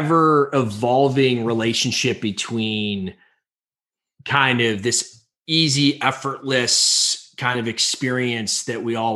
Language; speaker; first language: English; native; English